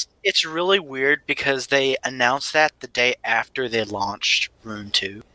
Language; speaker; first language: English; native; English